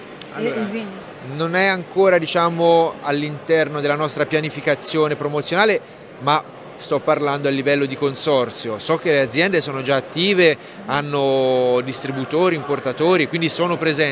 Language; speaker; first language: Italian; native; Italian